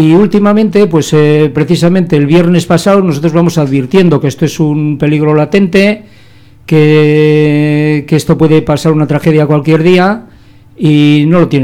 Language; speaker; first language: Spanish; native; Spanish